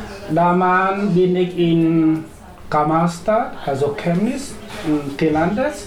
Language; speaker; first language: German; non-native, learner; Vietnamese